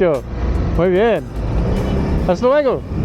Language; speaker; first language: Spanish; non-native, learner; English